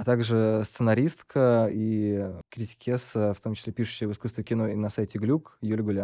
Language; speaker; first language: Russian; native; Russian